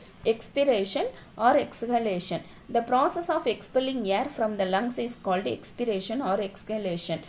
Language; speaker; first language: English; non-native, local second language; Tamil